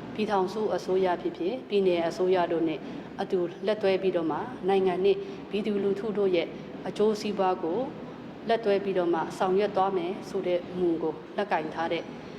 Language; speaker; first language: Burmese; non-native, local second language; Pa'o Karen